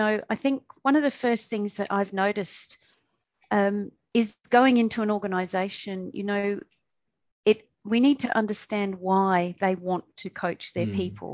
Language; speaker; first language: English; native; English